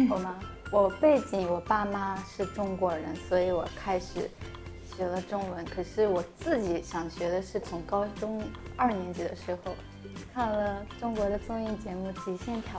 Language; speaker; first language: Chinese; early bilingual, heritage; Chinese